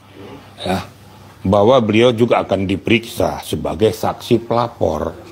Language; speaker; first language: Indonesian; native; Indonesian